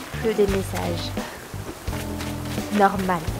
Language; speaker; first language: French; native; French